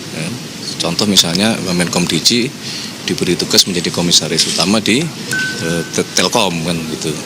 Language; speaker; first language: Indonesian; native; Indonesian